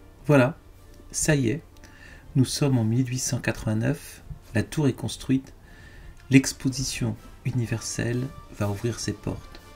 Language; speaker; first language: French; native; French